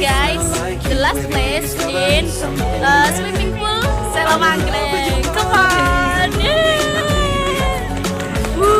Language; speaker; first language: English; non-native, learner; Indonesian